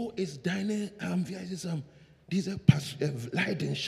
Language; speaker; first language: German; non-native, learner; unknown